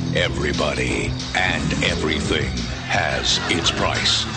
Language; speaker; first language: English; native; English